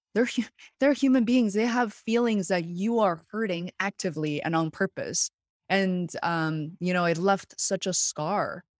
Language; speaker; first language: English; non-native, fluent; Chinese